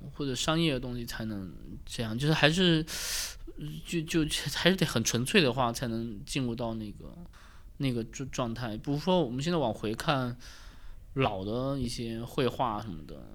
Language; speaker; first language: Chinese; native; Chinese